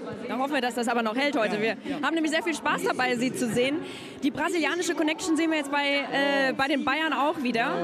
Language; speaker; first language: German; native; German